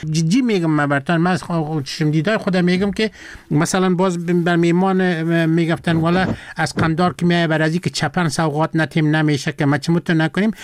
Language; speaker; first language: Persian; non-native, local second language; Turkmen